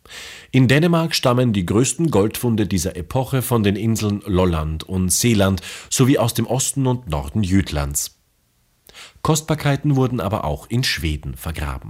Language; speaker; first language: German; native; German